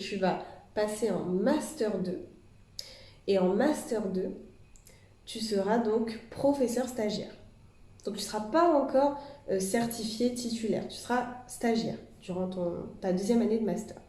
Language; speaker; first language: French; native; French